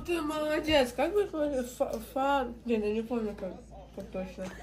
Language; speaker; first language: Russian; native; Russian